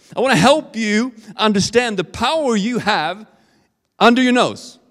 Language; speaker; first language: English; non-native, fluent; Swedish